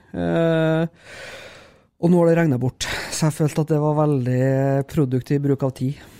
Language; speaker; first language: Norwegian; native; Norwegian